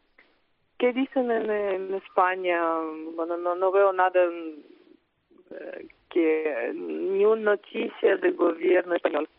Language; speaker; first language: Spanish; non-native, fluent; Ukrainian